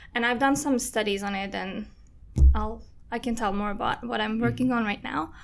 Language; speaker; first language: English; non-native, fluent; Turkish